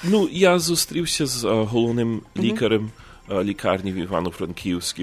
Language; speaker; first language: Ukrainian; early bilingual, heritage; Ukrainian